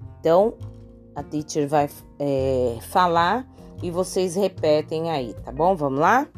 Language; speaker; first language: Portuguese; native; Portuguese